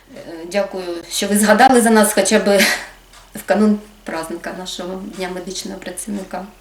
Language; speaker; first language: Ukrainian; native; Ukrainian